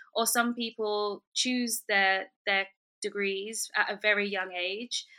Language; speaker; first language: English; native; English